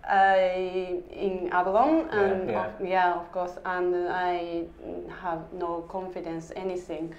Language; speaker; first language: English; non-native, learner; Japanese